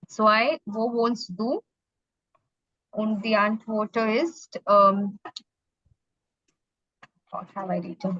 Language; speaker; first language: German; non-native, learner; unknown